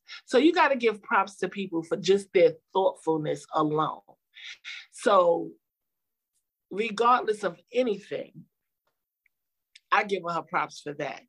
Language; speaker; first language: English; native; English